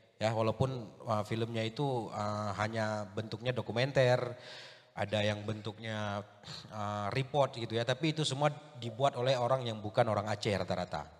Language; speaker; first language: Indonesian; native; Indonesian